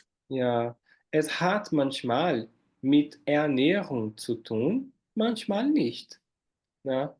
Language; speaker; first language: German; non-native, fluent; Portuguese